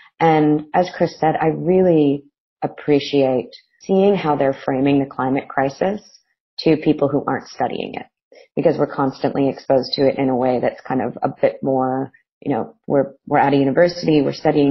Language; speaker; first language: English; native; English